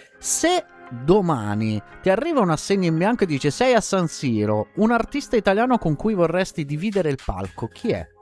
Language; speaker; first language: Italian; native; Italian